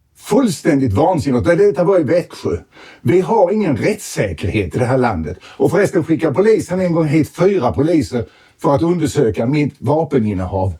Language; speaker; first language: Swedish; native; Swedish